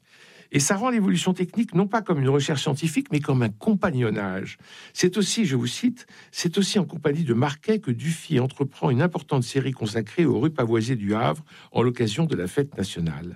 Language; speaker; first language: French; native; French